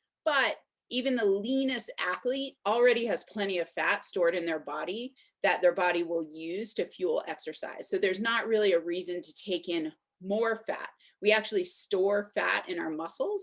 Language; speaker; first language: English; native; English